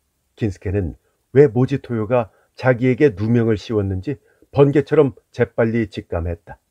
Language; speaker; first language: Korean; native; Korean